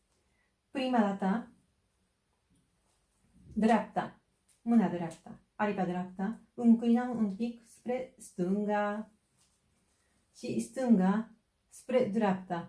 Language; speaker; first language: Romanian; non-native, fluent; Japanese